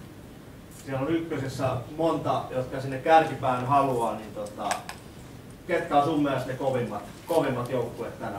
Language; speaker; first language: Finnish; native; Finnish